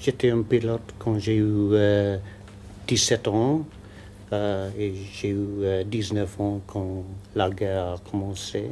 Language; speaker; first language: French; non-native, learner; English